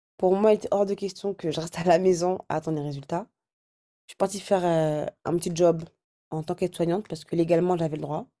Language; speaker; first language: French; early bilingual, other home language; Arabic